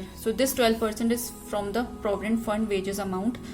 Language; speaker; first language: English; non-native, local second language; Hindi